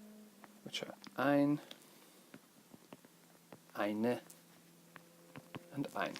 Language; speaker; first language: German; non-native, fluent; English